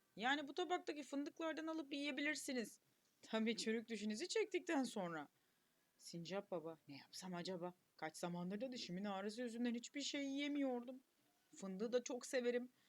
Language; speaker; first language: Turkish; native; Turkish